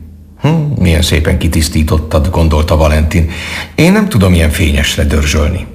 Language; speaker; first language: Hungarian; native; Hungarian